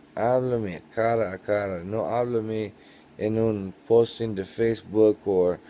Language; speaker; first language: Spanish; non-native, learner; English